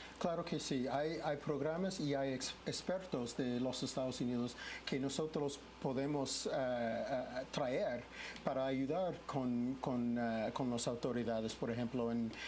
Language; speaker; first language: Spanish; non-native, fluent; English